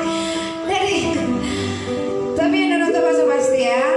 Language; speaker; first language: Indonesian; native; Indonesian